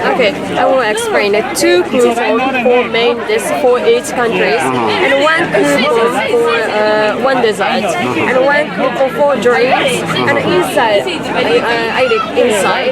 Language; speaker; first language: English; non-native, learner; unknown